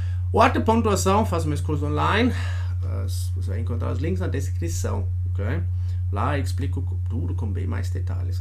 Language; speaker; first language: Portuguese; non-native, fluent; German